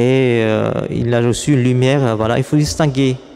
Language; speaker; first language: French; non-native, fluent; Vietnamese